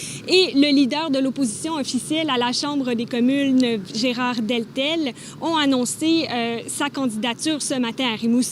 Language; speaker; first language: French; native; French